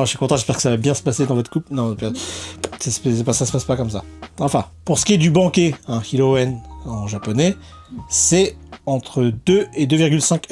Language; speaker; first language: French; native; French